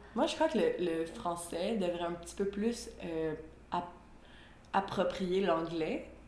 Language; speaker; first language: French; native; French